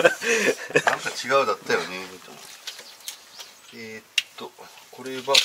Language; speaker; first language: Japanese; native; Japanese